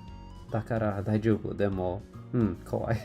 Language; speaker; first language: Japanese; non-native, learner; English